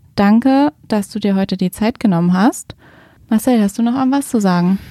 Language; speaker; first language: German; native; German